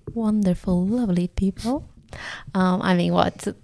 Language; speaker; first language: English; non-native, fluent; Portuguese